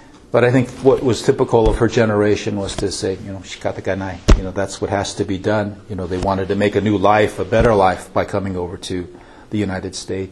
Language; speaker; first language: English; early bilingual, other home language; Japanese